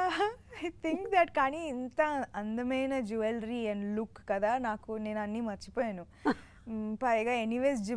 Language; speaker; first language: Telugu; non-native, local second language; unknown